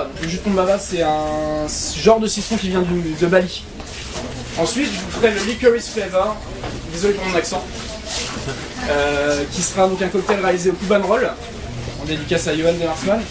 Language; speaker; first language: French; non-native, fluent; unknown